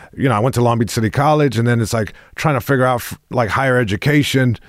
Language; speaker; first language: English; early bilingual, other home language; Spanish